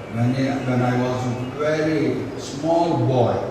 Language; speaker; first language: English; non-native, local second language; Telugu